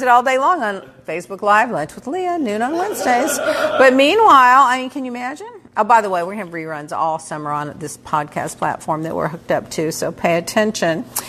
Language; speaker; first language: English; native; English